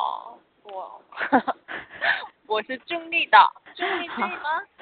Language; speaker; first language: Chinese; non-native, learner; Korean